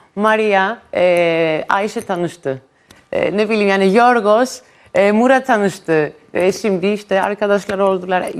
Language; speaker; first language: Turkish; non-native, fluent; Greek